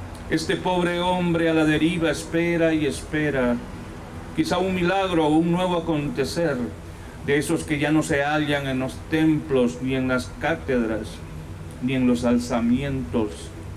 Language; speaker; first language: Spanish; native; Spanish